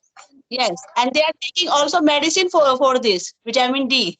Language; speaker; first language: English; non-native, fluent; Hindi